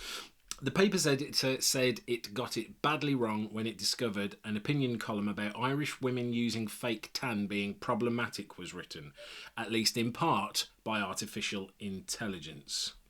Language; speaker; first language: English; native; English